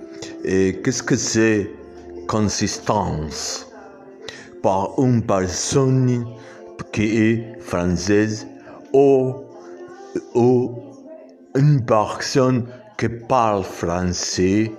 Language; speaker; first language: French; non-native, learner; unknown